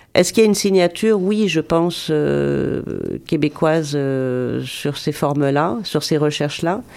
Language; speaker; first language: French; native; French